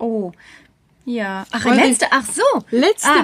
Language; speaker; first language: German; native; German